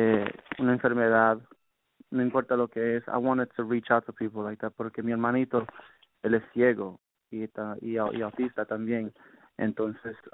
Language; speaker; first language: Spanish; early bilingual, heritage; Spanish